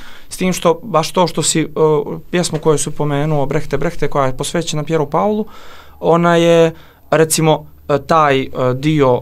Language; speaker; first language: Serbian; native; Serbian